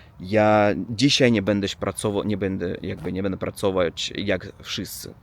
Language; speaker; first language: Polish; non-native, learner; Russian